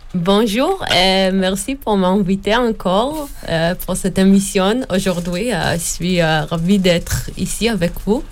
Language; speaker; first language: French; non-native, learner; Hebrew